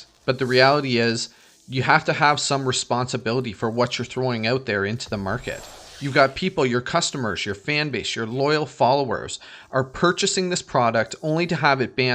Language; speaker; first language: English; native; English